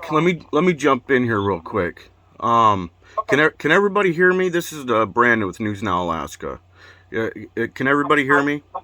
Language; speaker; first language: English; native; English